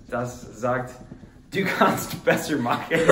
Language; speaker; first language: German; non-native, learner; English